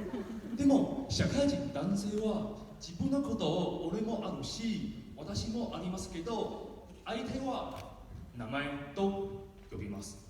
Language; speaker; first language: Japanese; non-native, learner; Min Nan Chinese